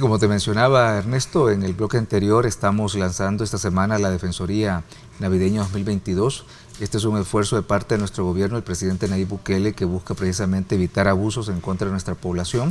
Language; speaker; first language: Spanish; native; Spanish